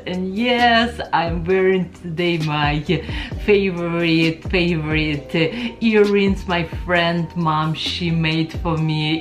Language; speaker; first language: English; non-native, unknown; Ukrainian